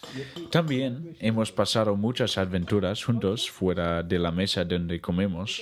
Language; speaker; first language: Spanish; non-native, learner; English